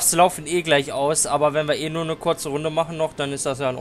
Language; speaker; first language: German; native; German